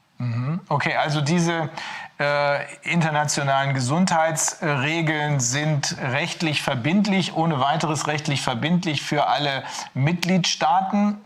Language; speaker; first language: German; native; German